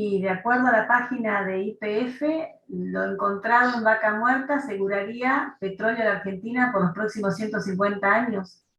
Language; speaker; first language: Spanish; native; Spanish